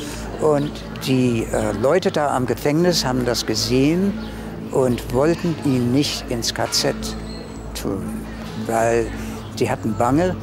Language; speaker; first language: German; early bilingual, heritage; German